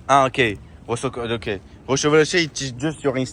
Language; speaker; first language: English; non-native, learner; French